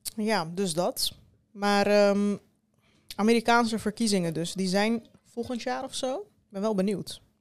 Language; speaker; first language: Dutch; early bilingual, other home language; Turkish